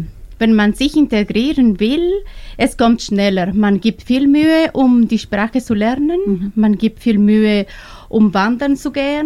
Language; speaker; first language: German; non-native, learner; Spanish